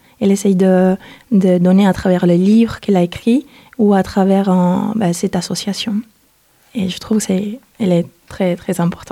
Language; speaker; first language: French; non-native, fluent; Spanish